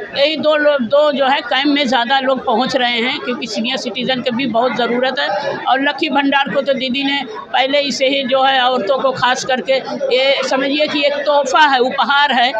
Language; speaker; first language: Hindi; non-native, local second language; Urdu